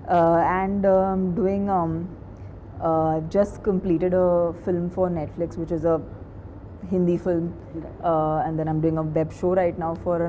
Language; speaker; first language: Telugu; non-native, fluent; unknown